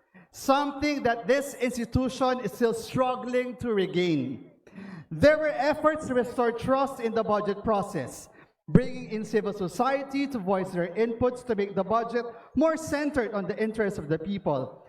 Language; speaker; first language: English; non-native, local second language; Filipino